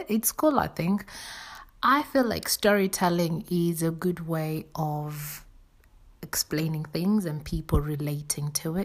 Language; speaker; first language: English; non-native, local second language; Swahili